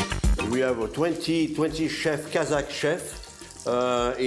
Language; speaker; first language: English; non-native, learner; French